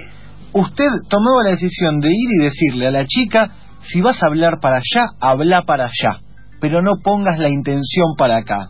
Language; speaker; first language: Spanish; native; Spanish